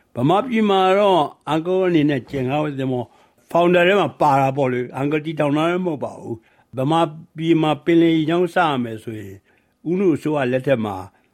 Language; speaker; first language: Burmese; native; Burmese